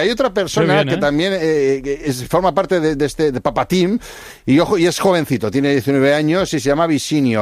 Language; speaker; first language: Spanish; native; Spanish